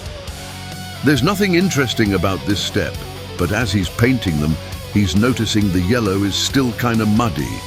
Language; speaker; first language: English; native; English